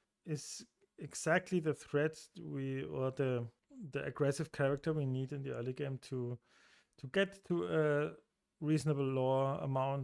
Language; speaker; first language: English; non-native, fluent; German